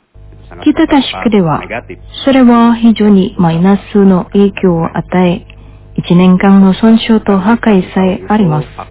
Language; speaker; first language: Japanese; non-native, fluent; Indonesian